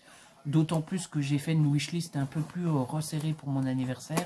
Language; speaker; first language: French; native; French